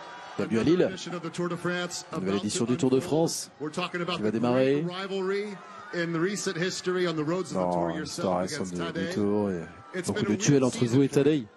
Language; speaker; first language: French; native; French